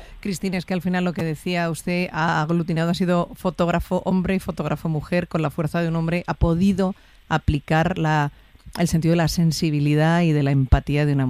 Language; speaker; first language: Spanish; native; Spanish